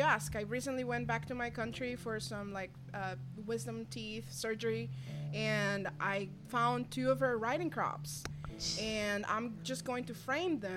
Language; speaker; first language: English; non-native, fluent; Spanish